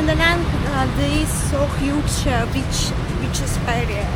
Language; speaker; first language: English; non-native, learner; Russian